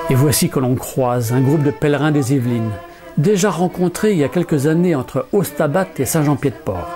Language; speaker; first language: French; native; French